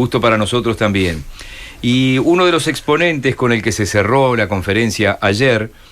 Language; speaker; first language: Spanish; native; Spanish